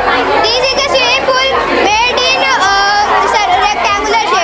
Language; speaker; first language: English; non-native, learner; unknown